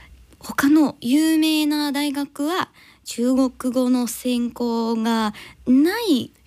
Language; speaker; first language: Japanese; non-native, learner; English